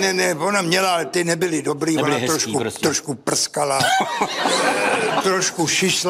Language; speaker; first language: Czech; native; Czech